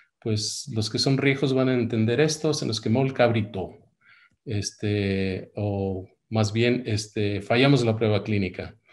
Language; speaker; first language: Spanish; early bilingual, heritage; Spanish